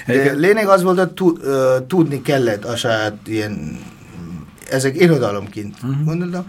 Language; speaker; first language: Hungarian; non-native, fluent; Bangla